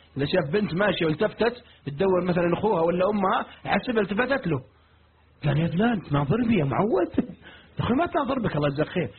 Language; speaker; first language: Arabic; native; Arabic